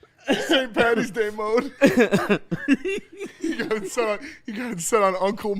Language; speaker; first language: English; native; English